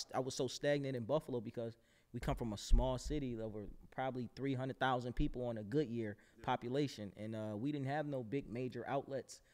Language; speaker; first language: English; native; English